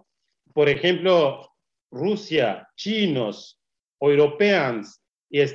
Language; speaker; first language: Spanish; non-native, learner; Kurdish